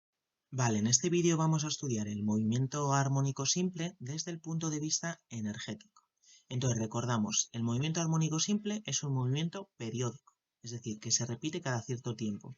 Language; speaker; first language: Spanish; native; Spanish